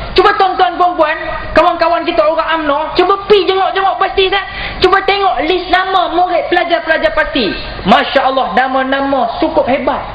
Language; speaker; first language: Malay; native; Malay